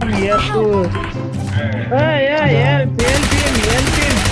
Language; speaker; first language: English; non-native, learner; Nepali